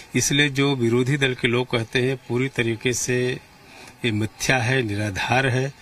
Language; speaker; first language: Hindi; native; Hindi